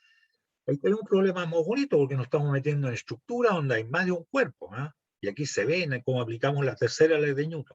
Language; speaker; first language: Spanish; native; Spanish